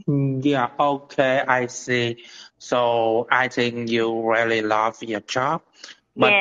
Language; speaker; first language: English; non-native, learner; Vietnamese